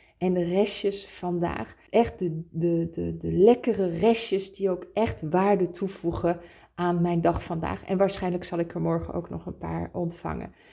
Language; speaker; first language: Dutch; early bilingual, heritage; Dutch